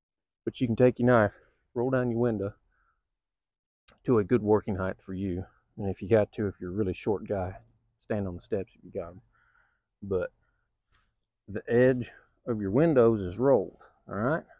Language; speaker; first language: English; native; English